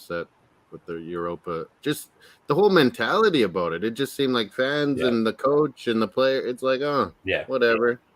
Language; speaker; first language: English; native; English